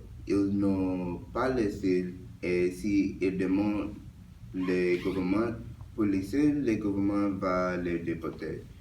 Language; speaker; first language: French; non-native, learner; English